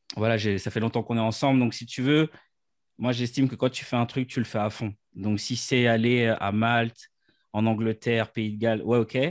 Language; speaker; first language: French; native; French